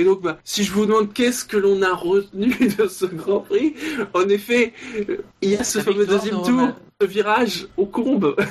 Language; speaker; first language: French; native; French